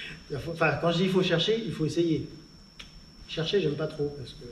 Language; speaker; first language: French; native; French